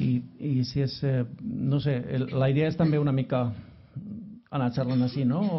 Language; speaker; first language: Catalan; non-native, fluent; Finnish